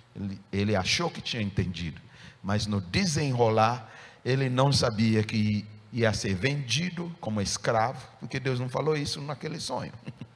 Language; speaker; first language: Portuguese; non-native, fluent; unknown